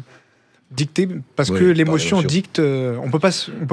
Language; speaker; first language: French; native; French